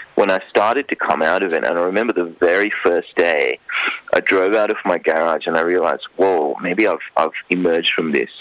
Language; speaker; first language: English; non-native, local second language; Sinhala